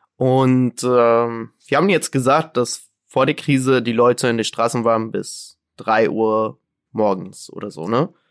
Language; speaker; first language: German; non-native, fluent; Arabic